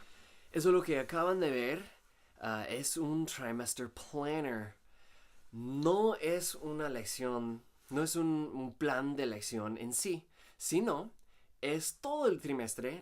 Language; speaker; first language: Spanish; non-native, fluent; English